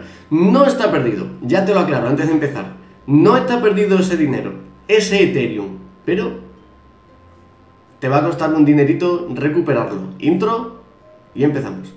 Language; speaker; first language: Spanish; native; Spanish